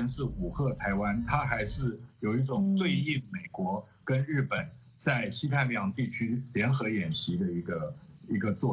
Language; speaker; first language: Chinese; native; Chinese